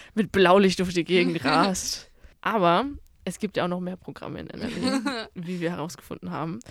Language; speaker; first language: German; native; German